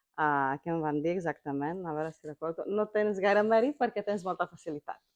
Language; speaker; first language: Catalan; non-native, fluent; Romanian